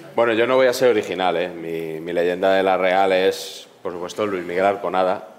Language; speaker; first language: Spanish; native; Spanish